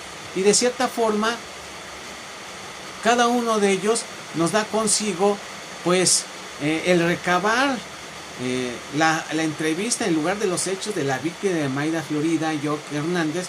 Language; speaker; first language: Spanish; native; Spanish